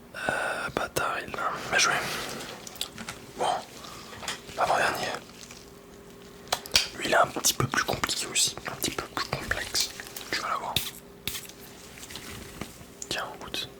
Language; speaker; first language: French; native; French